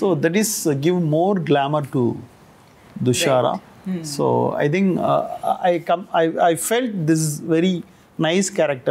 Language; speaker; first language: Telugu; non-native, learner; Tamil